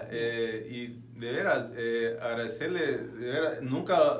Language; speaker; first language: Spanish; native; Spanish